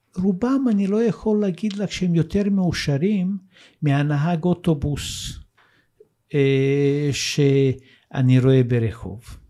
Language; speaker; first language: Hebrew; non-native, fluent; Russian